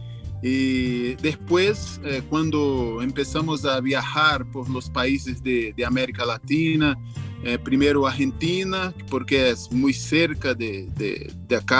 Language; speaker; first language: Spanish; non-native, learner; Portuguese